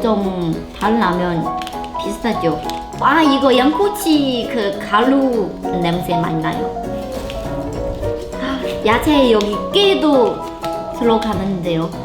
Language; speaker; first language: Korean; non-native, learner; Chinese